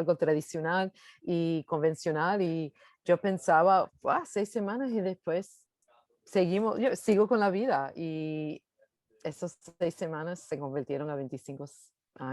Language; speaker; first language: Spanish; early bilingual, heritage; English